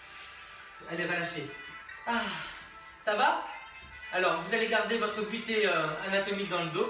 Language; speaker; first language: French; native; French